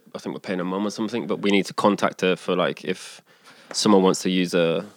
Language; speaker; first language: English; native; English